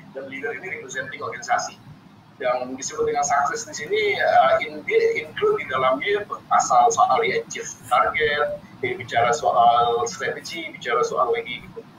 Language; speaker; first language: Indonesian; native; Indonesian